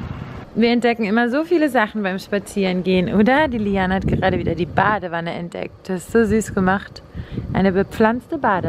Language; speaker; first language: German; native; German